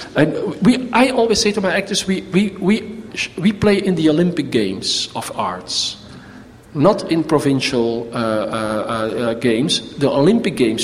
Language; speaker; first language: English; non-native, fluent; Dutch